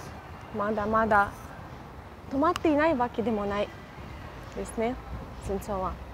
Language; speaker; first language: Japanese; non-native, fluent; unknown